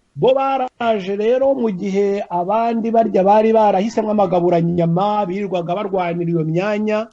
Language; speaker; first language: Kinyarwanda; native; Kinyarwanda